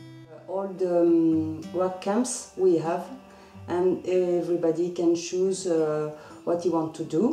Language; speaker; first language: English; non-native, learner; French